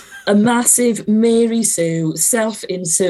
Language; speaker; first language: English; native; English